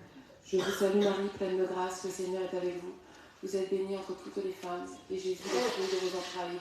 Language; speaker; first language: French; native; French